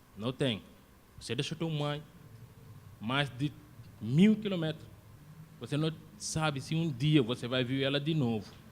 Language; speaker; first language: Portuguese; non-native, learner; Wolof